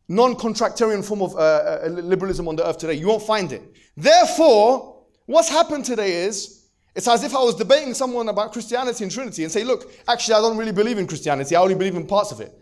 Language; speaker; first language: English; native; English